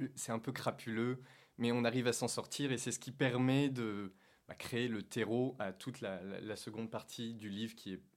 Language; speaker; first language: French; native; French